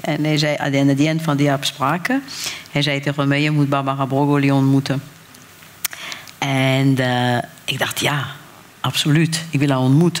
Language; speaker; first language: Dutch; non-native, fluent; French